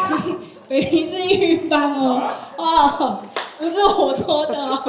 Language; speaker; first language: Chinese; native; Chinese